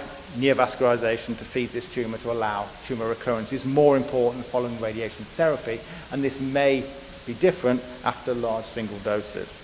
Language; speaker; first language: English; native; English